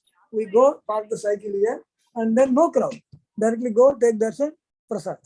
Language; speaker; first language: English; non-native, local second language; Hindi